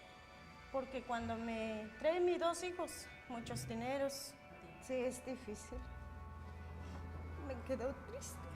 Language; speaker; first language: Spanish; non-native, local second language; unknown